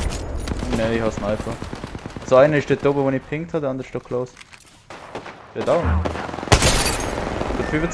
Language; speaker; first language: German; native; German